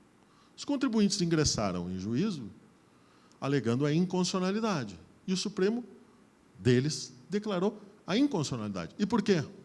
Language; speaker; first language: Portuguese; native; Portuguese